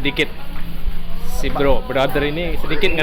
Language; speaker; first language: Indonesian; native; Indonesian